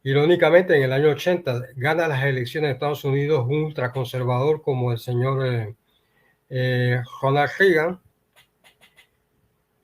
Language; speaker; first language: Spanish; native; Spanish